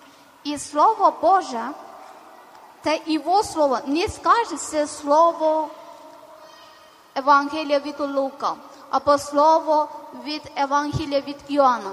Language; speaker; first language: Ukrainian; non-native, learner; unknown